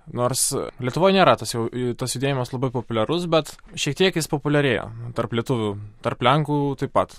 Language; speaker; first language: Lithuanian; non-native, local second language; Polish